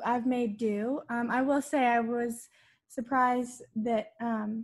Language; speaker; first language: English; native; English